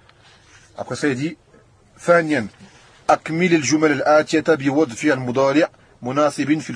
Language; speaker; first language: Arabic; non-native, fluent; French